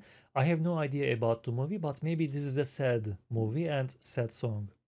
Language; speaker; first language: English; non-native, fluent; Turkish